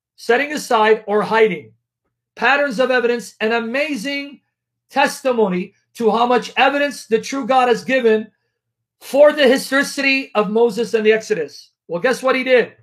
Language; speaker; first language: English; native; English